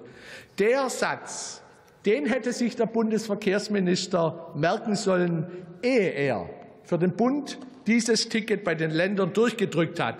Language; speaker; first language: German; native; German